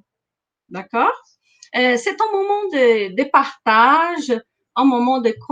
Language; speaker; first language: French; non-native, fluent; Portuguese